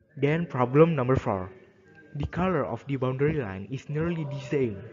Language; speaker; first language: English; non-native, learner; Indonesian